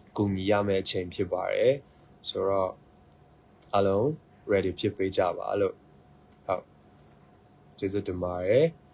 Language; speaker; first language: Burmese; non-native, local second language; Hakha Chin